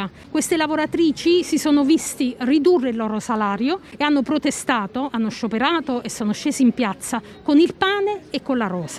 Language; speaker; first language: Italian; native; Italian